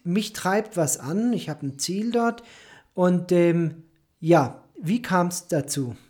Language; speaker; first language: German; native; German